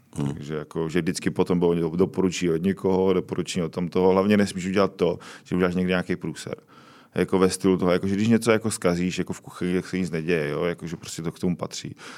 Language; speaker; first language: Czech; native; Czech